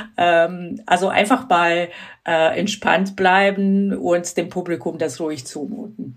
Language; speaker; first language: German; non-native, fluent; Croatian